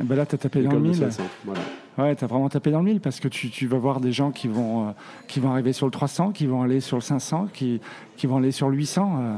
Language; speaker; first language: French; native; French